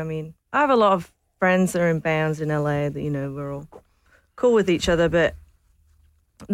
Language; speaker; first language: English; native; English